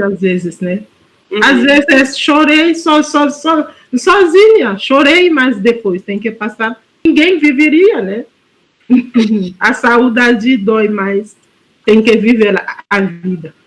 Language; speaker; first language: Portuguese; non-native, fluent; Haitian Creole